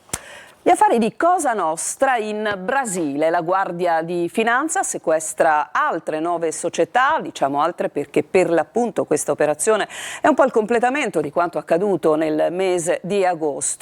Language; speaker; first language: Italian; native; Italian